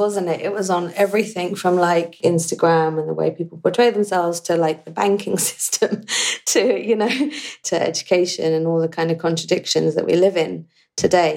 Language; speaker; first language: English; native; English